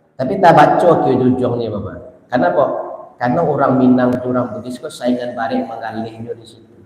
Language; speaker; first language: Malay; non-native, local second language; Minangkabau